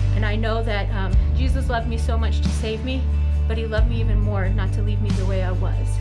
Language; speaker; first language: English; native; English